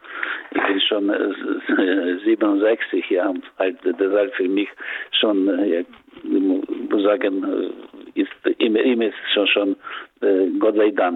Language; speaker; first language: German; non-native, learner; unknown